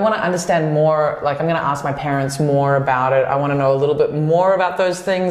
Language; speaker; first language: English; native; English